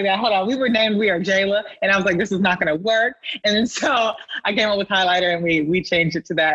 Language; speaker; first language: English; native; English